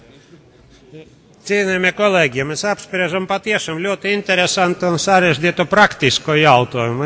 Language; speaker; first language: Latvian; non-native, local second language; Russian